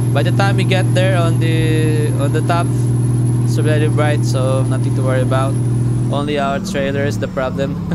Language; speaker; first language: English; non-native, local second language; Filipino